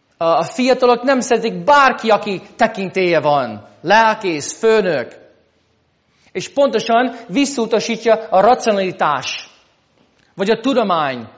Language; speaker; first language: Hungarian; non-native, fluent; English